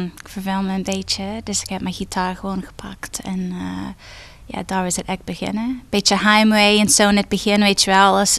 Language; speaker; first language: Dutch; non-native, fluent; English